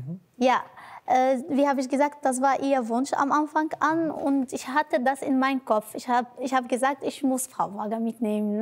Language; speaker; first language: German; non-native, learner; Arabic